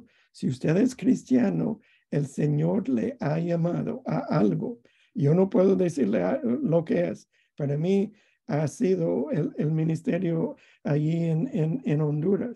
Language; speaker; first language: Spanish; non-native, fluent; English